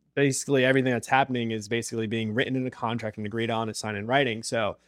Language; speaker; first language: English; native; English